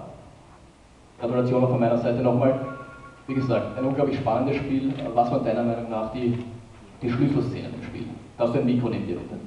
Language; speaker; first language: German; native; German